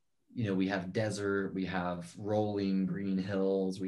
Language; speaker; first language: English; native; English